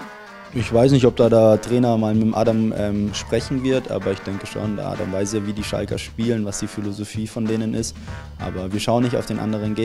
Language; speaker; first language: German; native; German